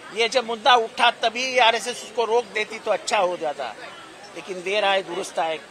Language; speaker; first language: Hindi; non-native, local second language; Marathi